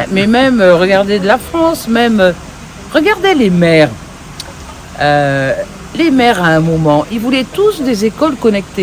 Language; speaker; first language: French; native; French